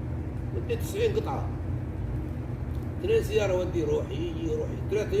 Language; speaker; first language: Arabic; non-native, learner; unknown